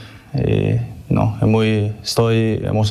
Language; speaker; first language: Spanish; non-native, fluent; English